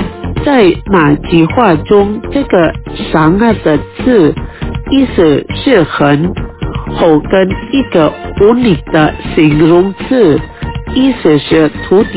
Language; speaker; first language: Chinese; early bilingual, heritage; Chinese